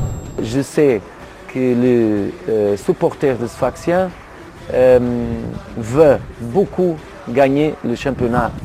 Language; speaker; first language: French; non-native, learner; Portuguese